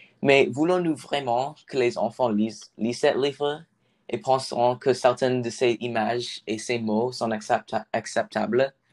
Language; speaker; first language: French; non-native, learner; English